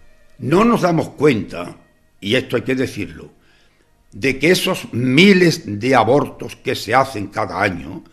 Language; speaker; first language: Spanish; native; Spanish